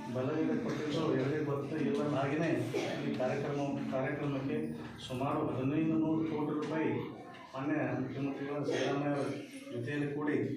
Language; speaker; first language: Kannada; non-native, local second language; Lambadi